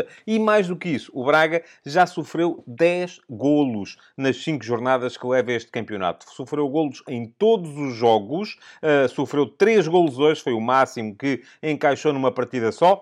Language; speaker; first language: Portuguese; native; Portuguese